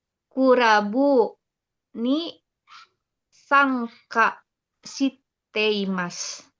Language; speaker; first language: Japanese; non-native, learner; Indonesian